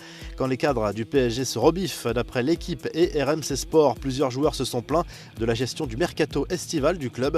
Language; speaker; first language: French; native; French